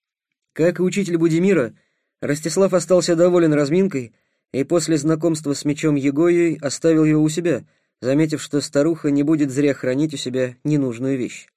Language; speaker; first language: Russian; native; Russian